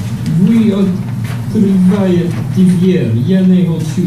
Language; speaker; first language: Russian; non-native, learner; English